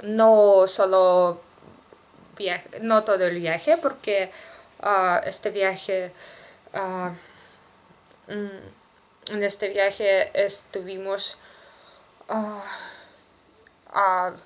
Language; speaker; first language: Spanish; non-native, learner; Russian